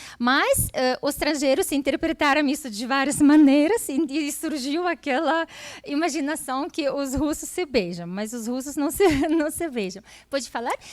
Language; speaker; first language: Portuguese; non-native, fluent; Russian